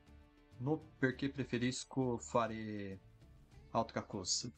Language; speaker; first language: Italian; non-native, learner; Portuguese